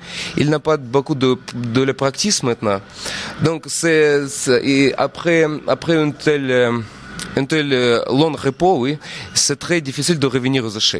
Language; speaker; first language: French; non-native, fluent; Russian